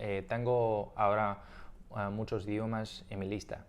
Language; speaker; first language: Spanish; non-native, fluent; Chinese